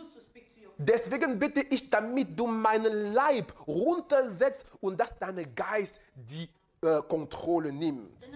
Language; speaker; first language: German; non-native, fluent; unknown